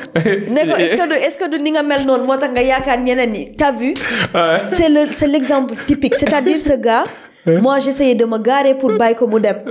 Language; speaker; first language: French; non-native, local second language; Wolof